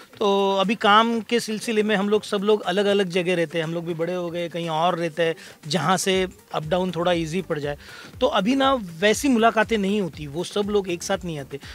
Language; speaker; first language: Hindi; non-native, local second language; Marathi